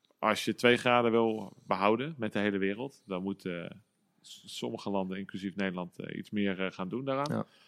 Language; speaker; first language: Dutch; native; Dutch